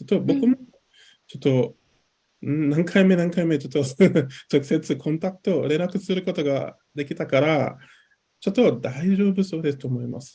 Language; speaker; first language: Japanese; non-native, learner; English